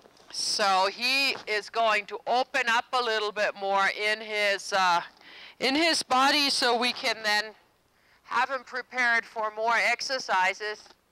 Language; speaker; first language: English; non-native, fluent; German